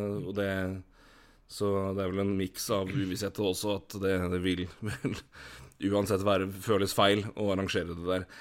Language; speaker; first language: Norwegian; native; Norwegian